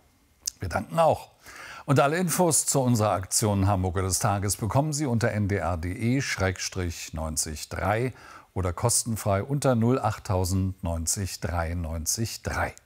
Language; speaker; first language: German; native; German